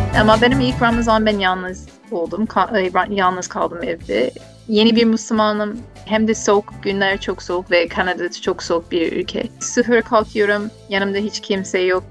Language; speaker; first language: Turkish; non-native, fluent; English